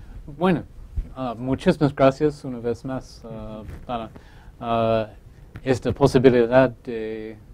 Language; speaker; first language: Spanish; non-native, fluent; English